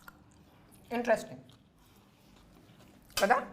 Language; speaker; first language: Telugu; non-native, learner; Hindi